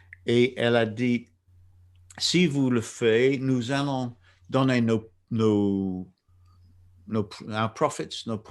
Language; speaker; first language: French; non-native, fluent; English